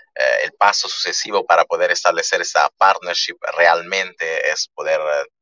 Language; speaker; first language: Spanish; early bilingual, other home language; Italian